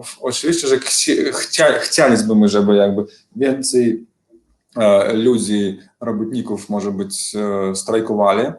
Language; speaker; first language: Polish; non-native, learner; Belarusian